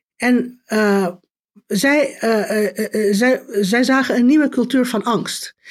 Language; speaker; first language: Dutch; non-native, fluent; Romanian